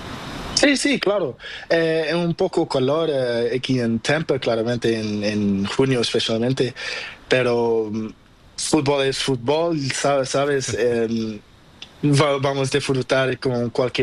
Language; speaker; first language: Spanish; non-native, learner; Portuguese